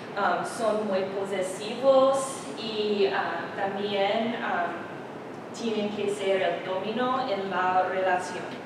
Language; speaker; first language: Spanish; non-native, learner; English